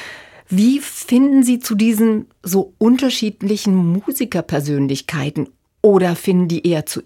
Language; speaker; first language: German; native; German